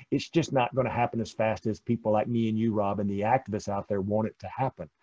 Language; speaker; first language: English; native; English